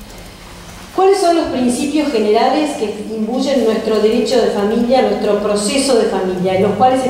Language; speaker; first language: Spanish; native; Spanish